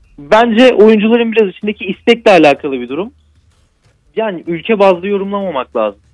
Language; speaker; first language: Turkish; native; Turkish